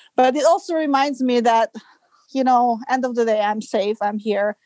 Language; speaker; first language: English; non-native, fluent; Serbian